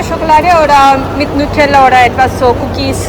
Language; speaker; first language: German; non-native, learner; Telugu